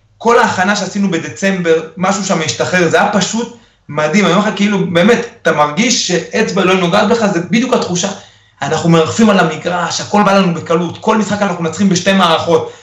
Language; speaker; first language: Hebrew; early bilingual, other home language; Spanish